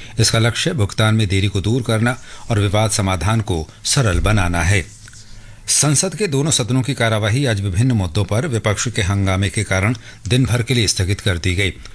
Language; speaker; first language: Hindi; native; Hindi